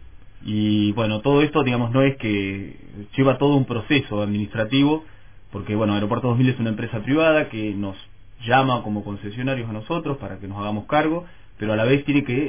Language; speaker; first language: Spanish; native; Spanish